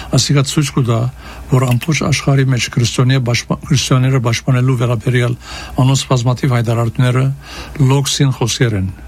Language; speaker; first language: Armenian; early bilingual, heritage; Armenian